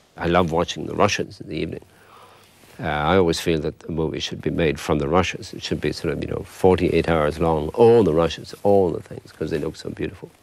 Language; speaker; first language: English; native; English